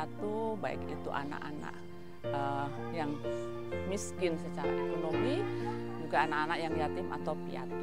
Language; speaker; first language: Indonesian; native; Indonesian